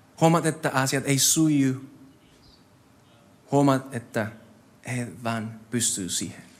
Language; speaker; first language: Finnish; non-native, fluent; Spanish